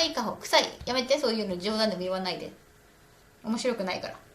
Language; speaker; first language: Japanese; native; Japanese